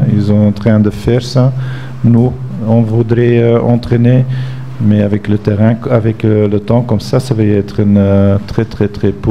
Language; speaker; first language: French; non-native, fluent; Dutch